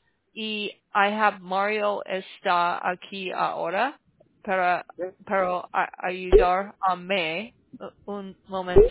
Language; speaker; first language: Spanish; non-native, learner; English